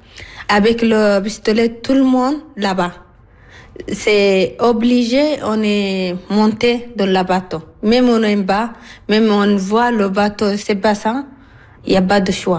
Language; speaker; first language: French; non-native, learner; Arabic